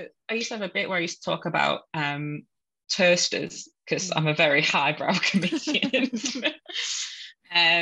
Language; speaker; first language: English; native; English